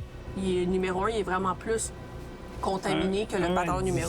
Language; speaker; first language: French; native; French